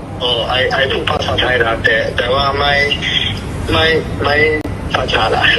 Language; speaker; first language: Thai; non-native, learner; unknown